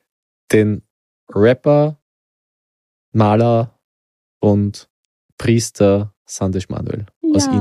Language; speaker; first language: German; native; German